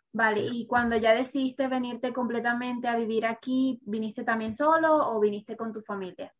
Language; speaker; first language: Spanish; native; Spanish